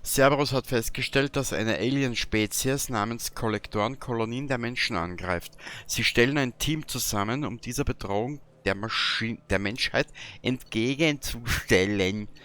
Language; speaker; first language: German; native; German